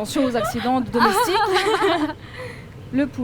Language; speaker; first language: French; native; French